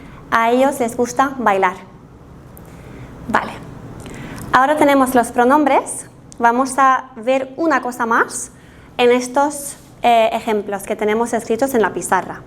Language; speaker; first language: Spanish; non-native, fluent; Norwegian